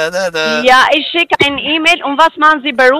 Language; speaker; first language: German; non-native, learner; Spanish